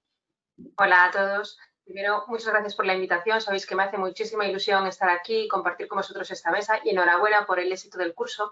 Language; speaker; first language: Spanish; native; Spanish